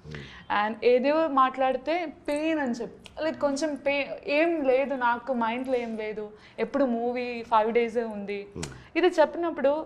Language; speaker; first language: Telugu; non-native, local second language; Malayalam